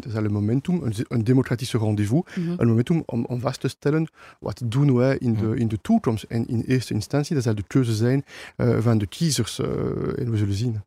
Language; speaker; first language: Dutch; non-native, local second language; French